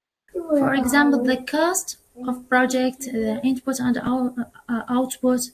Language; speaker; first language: English; non-native, learner; Arabic